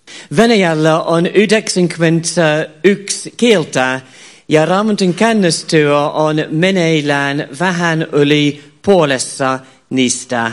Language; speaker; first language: Finnish; non-native, fluent; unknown